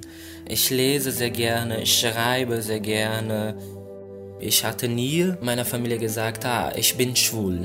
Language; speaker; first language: German; non-native, fluent; Portuguese